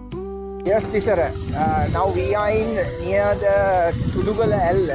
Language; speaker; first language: English; non-native, local second language; Sinhala